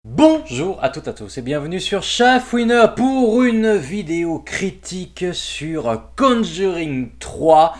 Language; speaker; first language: French; native; French